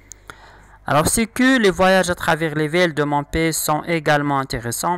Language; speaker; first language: French; non-native, local second language; Arabic